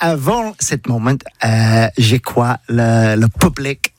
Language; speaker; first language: French; non-native, learner; English